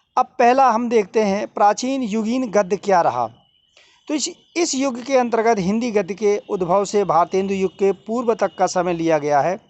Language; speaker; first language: Hindi; native; Hindi